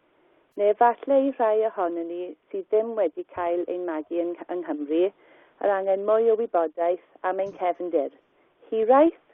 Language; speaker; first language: Welsh; non-native, learner; English